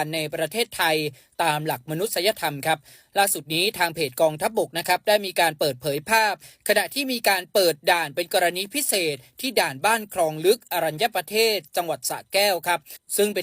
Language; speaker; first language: Thai; native; Thai